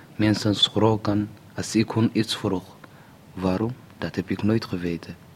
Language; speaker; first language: Dutch; non-native, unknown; Amharic